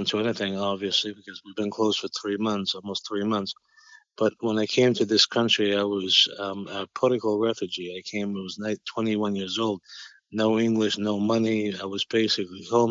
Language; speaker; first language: English; non-native, fluent; Albanian